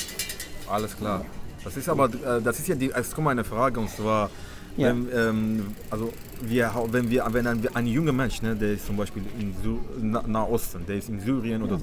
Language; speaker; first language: German; non-native, fluent; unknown